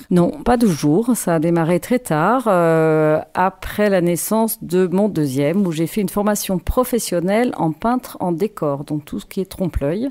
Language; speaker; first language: French; native; French